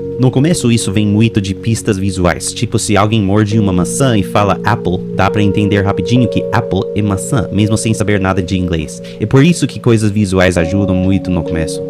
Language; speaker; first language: Portuguese; non-native, fluent; English